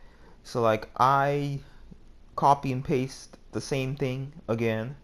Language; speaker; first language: English; native; English